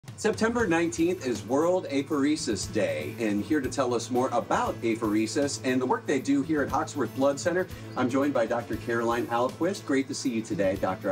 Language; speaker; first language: English; native; English